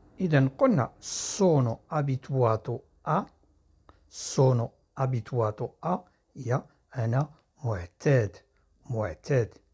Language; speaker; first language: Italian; non-native, fluent; Arabic